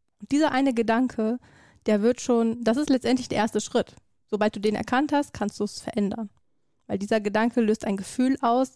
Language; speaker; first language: German; early bilingual, other home language; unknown